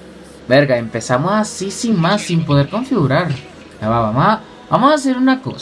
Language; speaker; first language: Spanish; native; Spanish